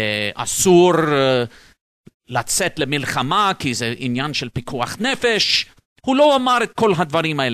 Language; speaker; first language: Hebrew; non-native, fluent; English